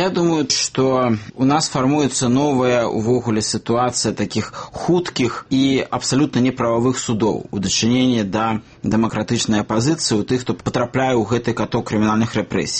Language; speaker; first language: Belarusian; native; Belarusian